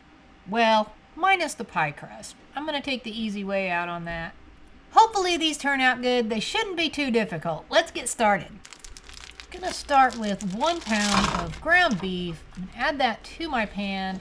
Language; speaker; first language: English; native; English